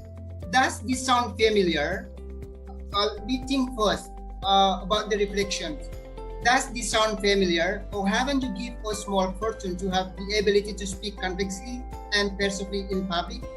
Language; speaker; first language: English; non-native, learner; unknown